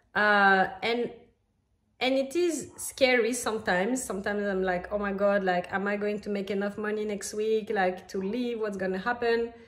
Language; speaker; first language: English; non-native, fluent; French